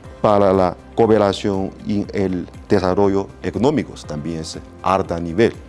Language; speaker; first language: Spanish; non-native, learner; Chinese